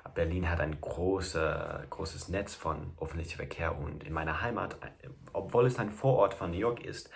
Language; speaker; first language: German; non-native, learner; English